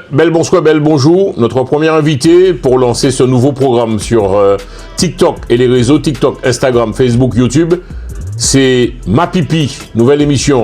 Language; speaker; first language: French; non-native, local second language; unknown